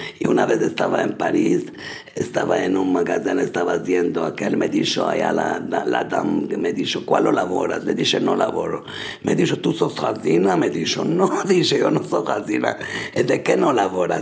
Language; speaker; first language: Spanish; early bilingual, heritage; Spanish